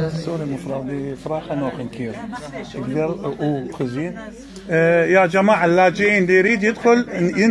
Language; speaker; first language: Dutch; non-native, learner; Arabic